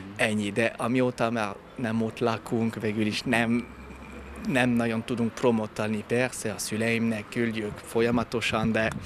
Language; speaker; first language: Hungarian; non-native, fluent; French